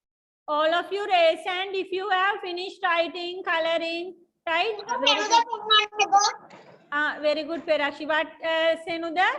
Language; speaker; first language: English; non-native, local second language; Sinhala